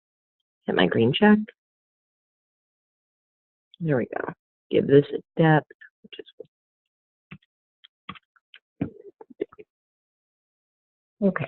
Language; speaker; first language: English; native; English